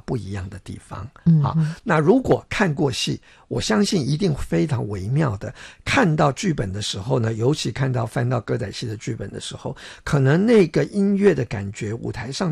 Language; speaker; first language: Chinese; non-native, local second language; Min Nan Chinese